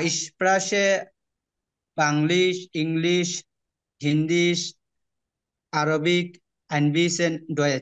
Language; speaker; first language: German; non-native, learner; Bangla